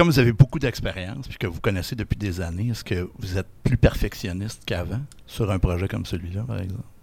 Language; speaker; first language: French; native; French